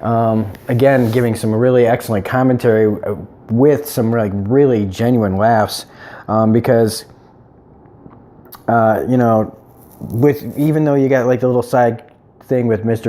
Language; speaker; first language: English; native; English